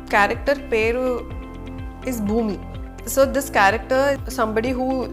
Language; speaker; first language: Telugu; non-native, fluent; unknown